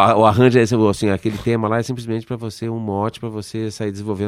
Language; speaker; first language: Portuguese; native; Portuguese